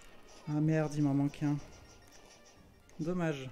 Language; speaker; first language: French; native; French